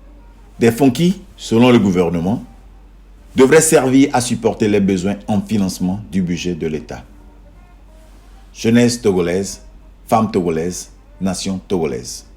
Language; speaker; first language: French; native; French